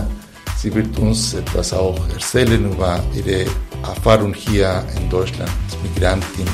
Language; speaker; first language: German; non-native, fluent; Spanish